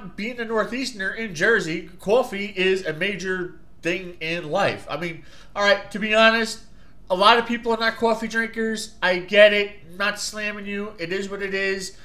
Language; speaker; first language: English; native; English